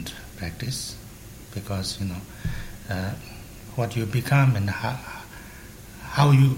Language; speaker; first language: English; non-native, fluent; Chinese